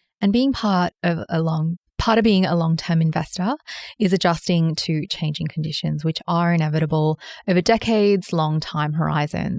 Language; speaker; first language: English; native; English